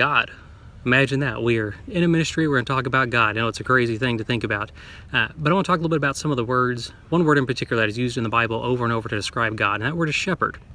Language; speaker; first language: English; native; English